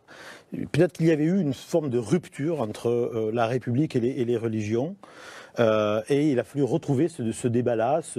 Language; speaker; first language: French; native; French